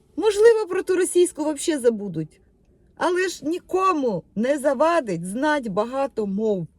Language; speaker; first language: Ukrainian; non-native, local second language; Russian